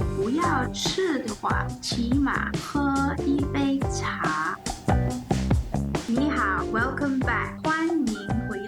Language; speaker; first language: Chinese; non-native, learner; English